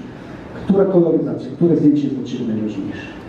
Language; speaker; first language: Polish; native; Polish